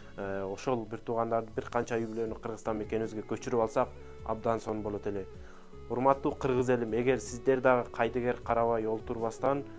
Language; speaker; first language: Kyrgyz; native; Kyrgyz